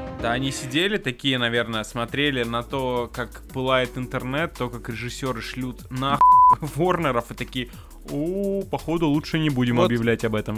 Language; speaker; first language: Russian; native; Russian